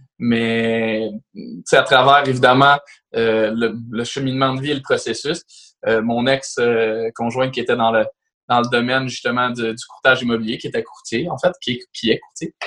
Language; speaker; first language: French; native; French